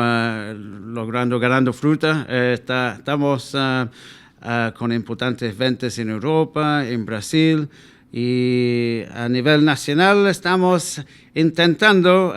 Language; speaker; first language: Spanish; non-native, fluent; English